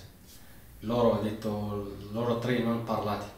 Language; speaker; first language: Italian; non-native, learner; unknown